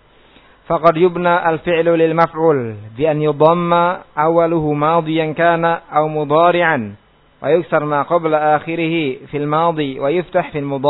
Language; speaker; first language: Arabic; non-native, fluent; Indonesian